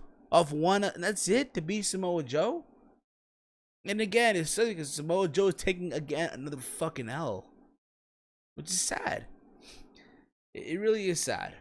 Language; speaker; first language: English; native; English